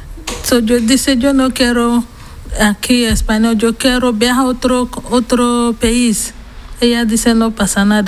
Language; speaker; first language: Spanish; non-native, learner; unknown